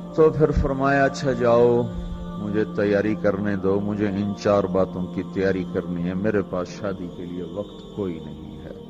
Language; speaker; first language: Urdu; non-native, local second language; Punjabi